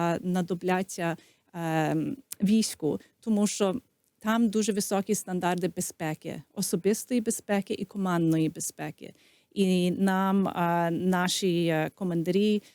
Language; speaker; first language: Ukrainian; early bilingual, heritage; Ukrainian